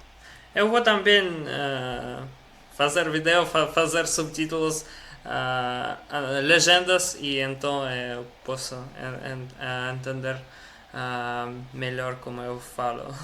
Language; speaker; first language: Portuguese; non-native, learner; Spanish